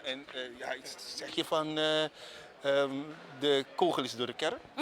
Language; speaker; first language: Dutch; native; Dutch